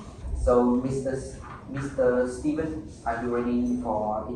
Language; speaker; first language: English; non-native, learner; Vietnamese